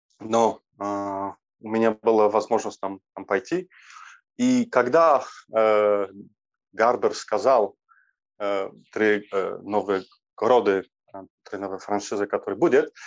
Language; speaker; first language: Russian; non-native, learner; Polish